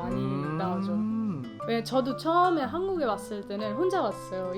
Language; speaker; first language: Korean; non-native, fluent; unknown